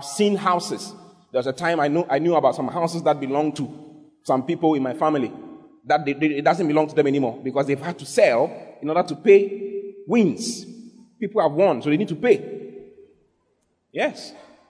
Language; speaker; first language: English; non-native, local second language; Akan